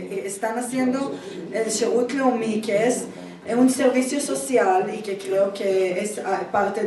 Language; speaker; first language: Spanish; non-native, fluent; Hebrew